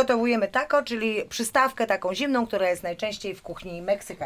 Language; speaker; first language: Polish; native; Polish